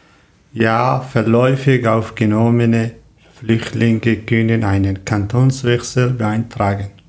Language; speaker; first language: German; non-native, learner; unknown